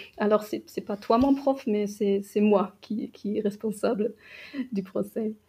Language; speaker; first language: French; non-native, fluent; German